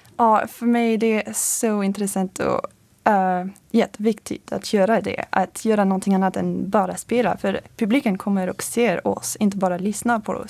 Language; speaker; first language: Swedish; non-native, fluent; French